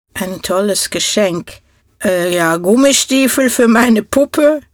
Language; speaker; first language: German; non-native, fluent; Norwegian